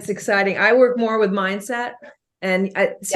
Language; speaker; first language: English; native; English